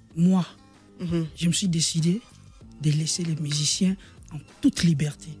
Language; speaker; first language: French; non-native, local second language; Lingala